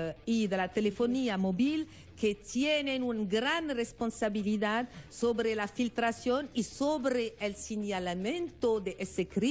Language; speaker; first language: Spanish; non-native, learner; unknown